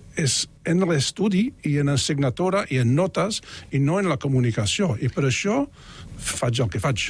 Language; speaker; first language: Catalan; non-native, fluent; English